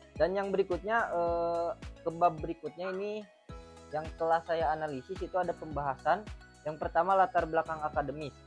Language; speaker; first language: Indonesian; native; Indonesian